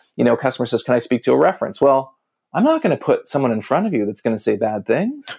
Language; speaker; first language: English; native; English